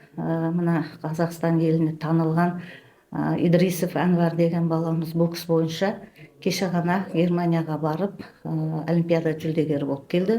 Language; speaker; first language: Kazakh; native; Kazakh